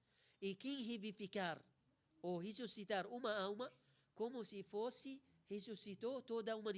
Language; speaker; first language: Portuguese; non-native, fluent; Arabic